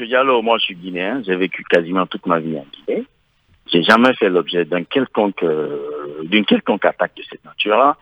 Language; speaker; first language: French; non-native, local second language; Fula